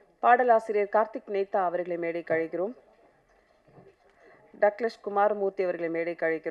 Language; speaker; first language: Tamil; native; Tamil